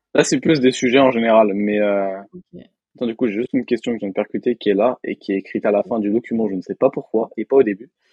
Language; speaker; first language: French; native; French